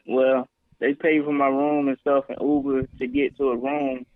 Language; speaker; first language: English; native; English